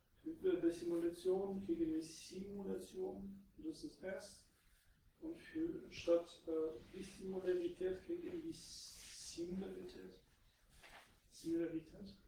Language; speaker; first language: German; non-native, fluent; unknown